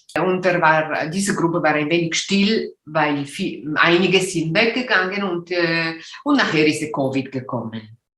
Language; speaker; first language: German; non-native, local second language; Italian